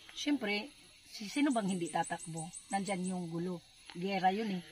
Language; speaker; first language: Filipino; non-native, local second language; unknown